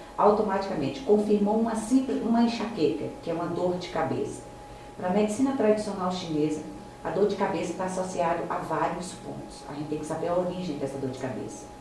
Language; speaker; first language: Portuguese; native; Portuguese